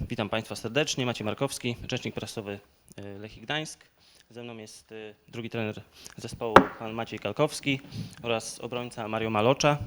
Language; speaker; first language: Polish; native; Polish